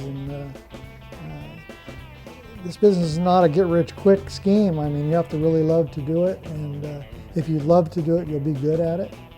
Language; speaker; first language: English; native; English